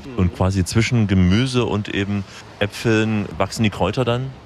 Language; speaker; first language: German; native; German